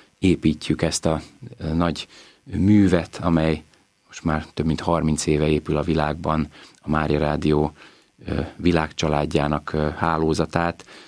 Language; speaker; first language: Hungarian; native; Hungarian